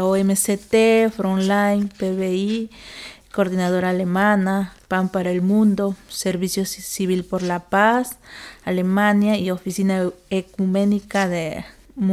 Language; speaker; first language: Spanish; native; Spanish